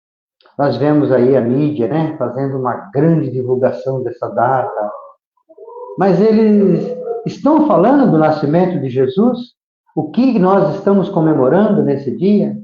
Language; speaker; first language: Portuguese; native; Portuguese